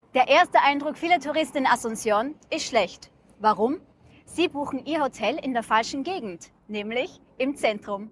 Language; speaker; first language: German; native; German